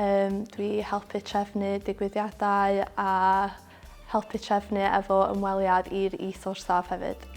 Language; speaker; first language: Welsh; non-native, local second language; English